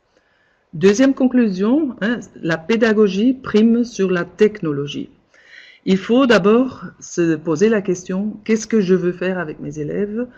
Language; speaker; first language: French; non-native, local second language; Dutch